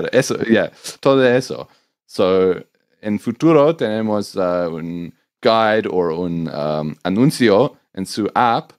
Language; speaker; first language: Spanish; non-native, learner; English